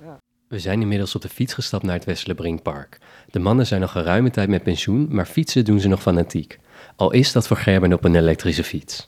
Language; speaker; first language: Dutch; native; Dutch